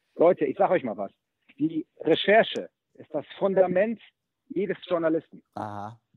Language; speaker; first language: German; native; German